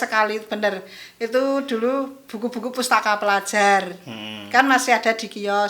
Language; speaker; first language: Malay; non-native, local second language; Javanese